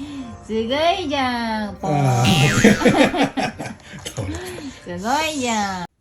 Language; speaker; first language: Japanese; non-native, learner; Filipino